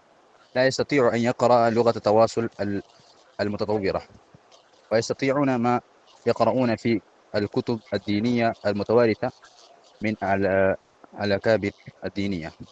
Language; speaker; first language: Arabic; non-native, fluent; Urdu